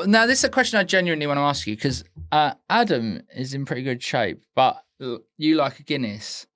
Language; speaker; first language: English; native; English